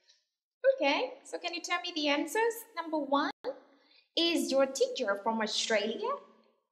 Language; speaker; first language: English; non-native, fluent; Vietnamese